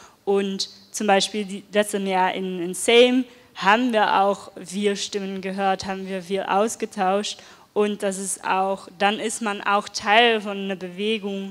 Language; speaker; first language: German; non-native, fluent; Dutch